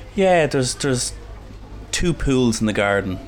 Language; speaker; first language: English; native; English